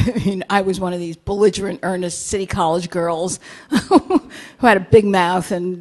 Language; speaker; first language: English; native; English